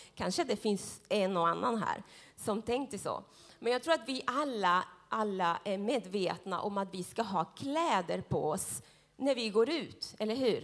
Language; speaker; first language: Swedish; non-native, fluent; Spanish